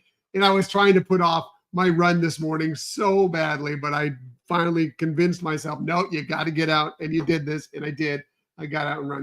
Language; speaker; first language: English; native; English